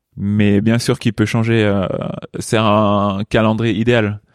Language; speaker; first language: French; native; French